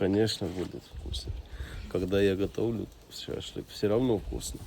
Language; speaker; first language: Russian; non-native, learner; Georgian